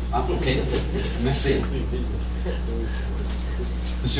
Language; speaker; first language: French; non-native, fluent; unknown